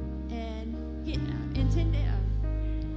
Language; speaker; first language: Spanish; non-native, learner; English